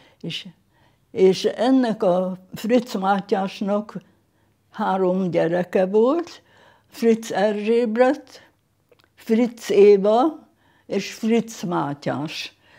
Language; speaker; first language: Hungarian; non-native, local second language; German